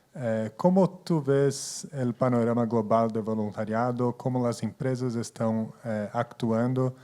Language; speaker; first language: Spanish; non-native, fluent; Portuguese